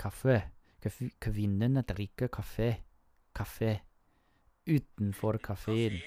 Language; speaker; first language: Norwegian; non-native, learner; English